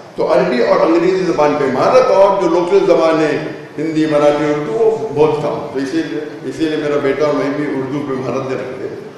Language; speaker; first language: Urdu; non-native, local second language; Konkani